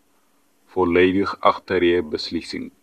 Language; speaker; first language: Dutch; non-native, fluent; Tigrinya